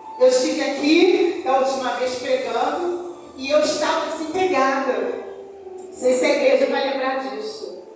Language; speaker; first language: Portuguese; native; Portuguese